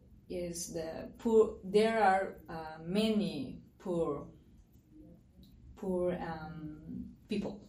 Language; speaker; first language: English; non-native, learner; Spanish